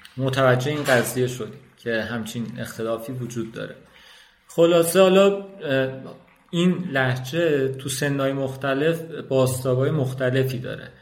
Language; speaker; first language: Persian; non-native, local second language; Azerbaijani